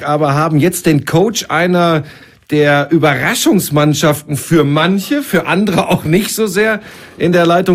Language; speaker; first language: German; native; German